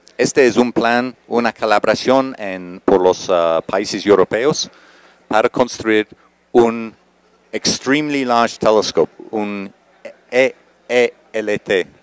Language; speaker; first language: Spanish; non-native, fluent; English